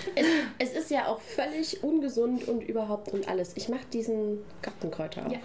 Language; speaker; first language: German; native; German